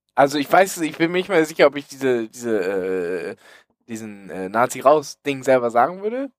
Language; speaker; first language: German; native; German